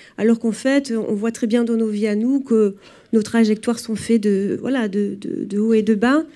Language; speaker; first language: French; native; French